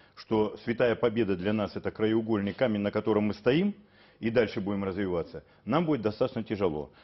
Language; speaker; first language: Russian; native; Russian